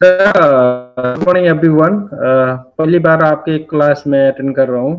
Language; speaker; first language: Hindi; non-native, learner; Nepali